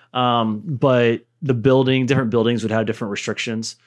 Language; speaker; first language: English; native; English